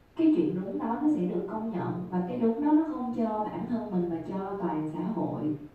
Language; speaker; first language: Vietnamese; native; Vietnamese